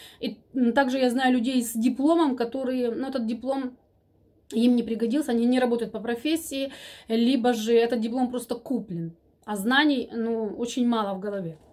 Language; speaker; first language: Russian; native; Russian